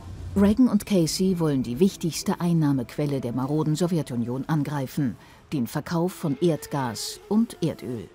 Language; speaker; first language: German; native; German